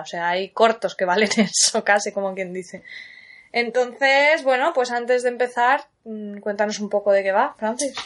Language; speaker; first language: Spanish; native; Spanish